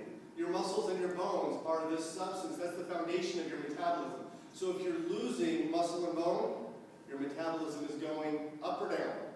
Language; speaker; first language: English; native; English